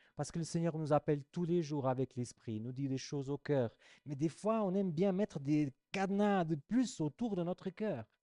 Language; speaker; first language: French; non-native, fluent; Portuguese